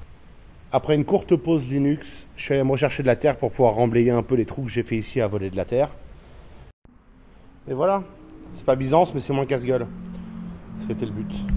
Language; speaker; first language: French; native; French